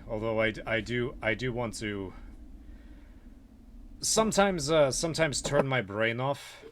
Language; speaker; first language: English; native; English